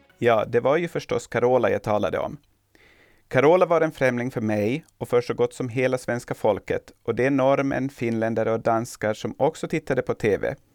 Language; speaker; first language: Swedish; native; Swedish